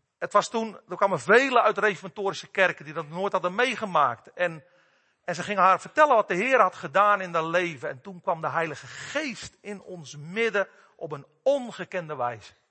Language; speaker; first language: Dutch; native; Dutch